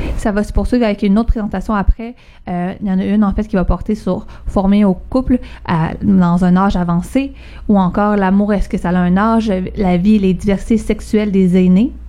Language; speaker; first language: French; native; French